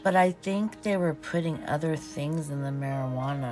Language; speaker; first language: English; early bilingual, other home language; Portuguese